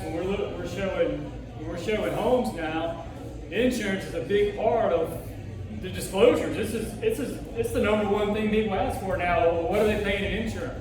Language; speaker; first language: English; native; English